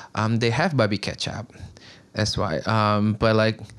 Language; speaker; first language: English; non-native, fluent; Indonesian